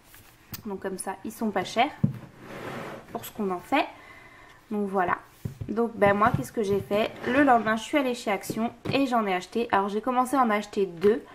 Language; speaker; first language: French; native; French